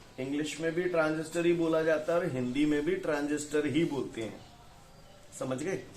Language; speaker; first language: Hindi; native; Hindi